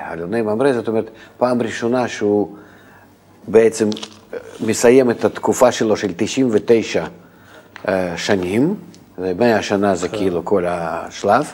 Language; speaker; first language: Hebrew; non-native, fluent; Russian